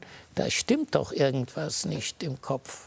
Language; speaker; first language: German; early bilingual, heritage; German